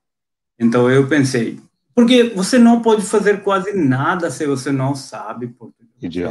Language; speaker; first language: Portuguese; non-native, local second language; Hindi